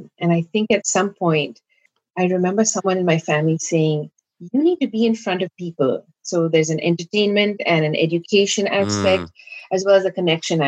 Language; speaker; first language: English; non-native, local second language; Gujarati